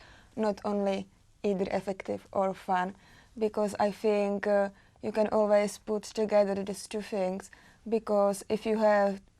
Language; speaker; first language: English; non-native, learner; Czech